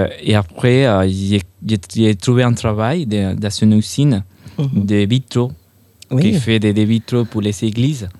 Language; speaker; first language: French; non-native, fluent; Spanish